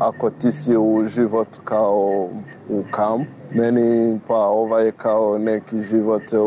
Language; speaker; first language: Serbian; non-native, learner; Rundi